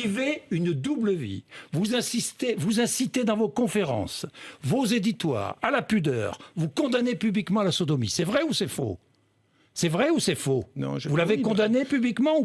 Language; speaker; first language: French; native; French